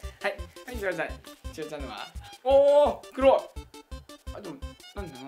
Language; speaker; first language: Japanese; native; Japanese